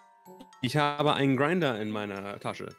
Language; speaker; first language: German; native; German